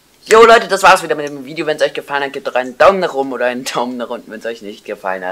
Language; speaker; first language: German; native; German